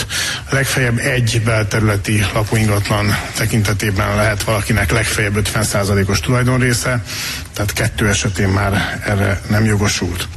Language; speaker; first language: Hungarian; native; Hungarian